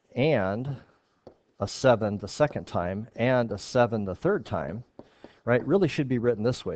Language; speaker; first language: English; native; English